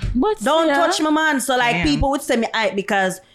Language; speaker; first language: English; non-native, local second language; Jamaican Creole English